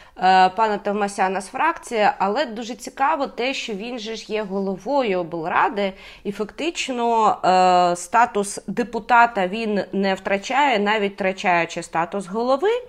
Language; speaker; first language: Ukrainian; native; Ukrainian